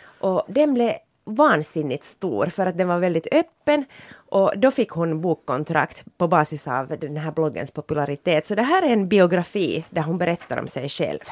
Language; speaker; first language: Swedish; native; Swedish